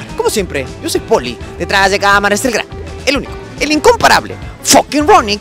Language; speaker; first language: Spanish; native; Spanish